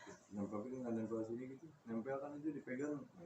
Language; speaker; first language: Indonesian; native; Indonesian